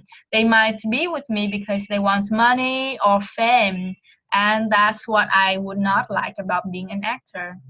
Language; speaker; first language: English; non-native, fluent; Vietnamese